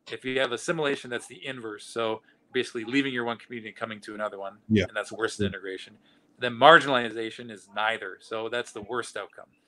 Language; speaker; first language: English; native; English